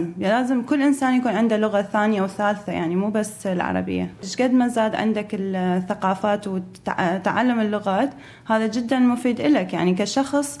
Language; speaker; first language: Arabic; early bilingual, heritage; Arabic